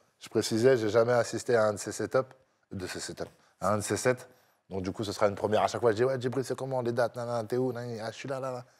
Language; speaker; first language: French; native; French